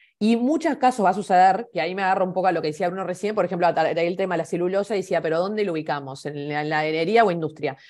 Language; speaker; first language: Spanish; native; Spanish